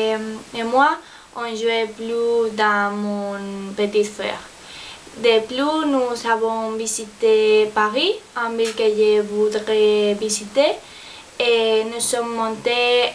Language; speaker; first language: French; non-native, learner; Spanish